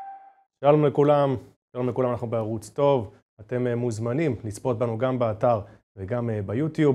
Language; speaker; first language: Hebrew; native; Hebrew